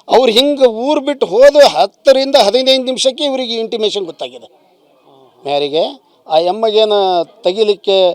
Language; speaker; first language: Kannada; non-native, local second language; Lambadi